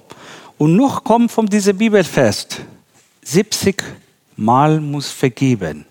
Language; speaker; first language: German; non-native, learner; Persian